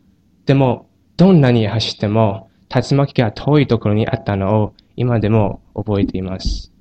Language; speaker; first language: Japanese; non-native, learner; Chinese